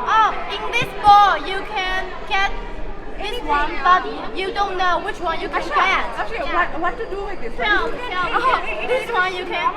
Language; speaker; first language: English; non-native, learner; Bangla